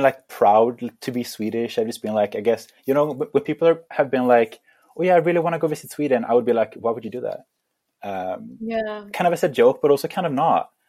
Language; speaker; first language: English; non-native, fluent; Swedish